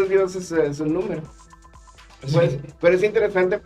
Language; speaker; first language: Spanish; native; Spanish